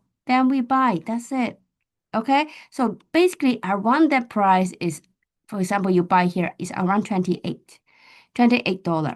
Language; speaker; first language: English; non-native, fluent; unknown